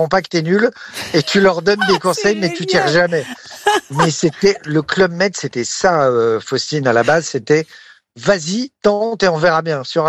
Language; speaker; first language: French; native; French